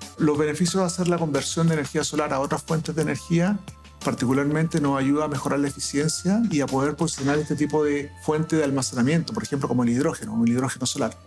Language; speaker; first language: Spanish; native; Spanish